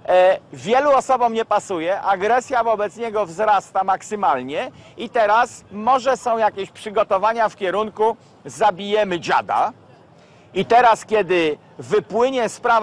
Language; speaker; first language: Polish; native; Polish